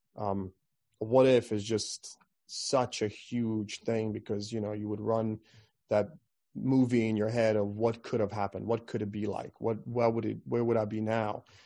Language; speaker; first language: English; non-native, fluent; Croatian